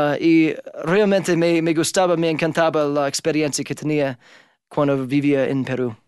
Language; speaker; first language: Spanish; non-native, fluent; English